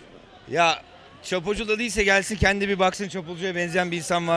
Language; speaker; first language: Turkish; native; Turkish